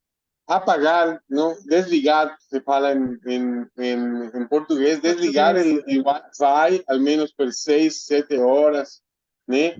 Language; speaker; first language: Portuguese; non-native, fluent; Spanish